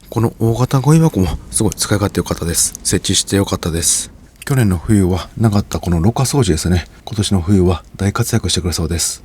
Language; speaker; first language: Japanese; native; Japanese